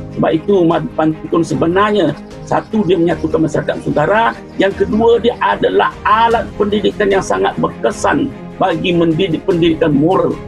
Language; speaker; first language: Malay; native; Malay